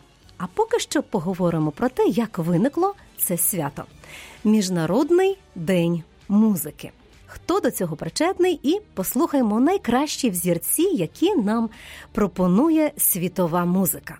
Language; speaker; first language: Ukrainian; native; Ukrainian